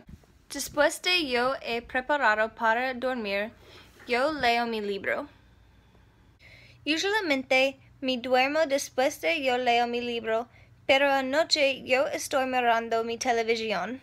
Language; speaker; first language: Spanish; non-native, learner; English